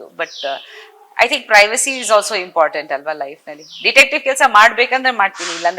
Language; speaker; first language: Kannada; non-native, fluent; Bangla